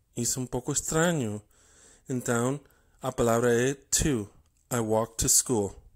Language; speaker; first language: Portuguese; non-native, learner; English